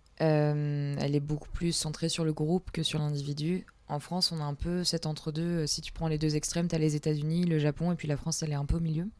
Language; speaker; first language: French; native; French